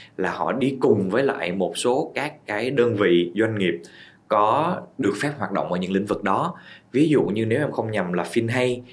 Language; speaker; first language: Vietnamese; native; Vietnamese